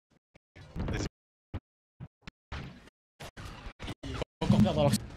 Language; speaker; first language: French; native; French